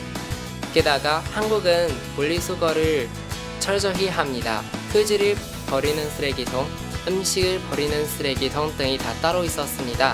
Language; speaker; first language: Korean; non-native, learner; Chinese